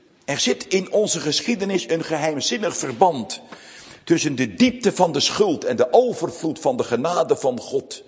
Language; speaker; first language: Dutch; native; Dutch